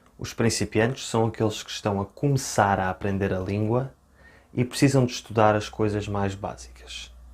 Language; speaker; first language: Portuguese; native; Portuguese